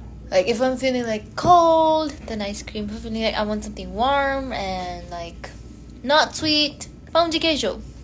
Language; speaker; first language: English; non-native, local second language; Hindi